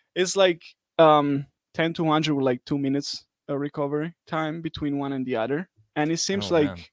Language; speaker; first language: English; non-native, fluent; Italian